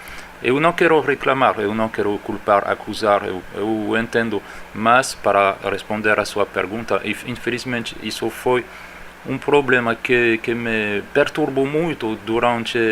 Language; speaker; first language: Portuguese; non-native, fluent; French